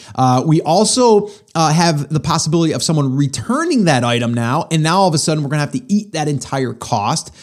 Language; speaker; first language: English; native; English